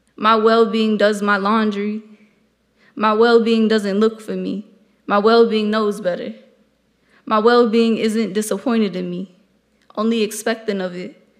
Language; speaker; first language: English; native; English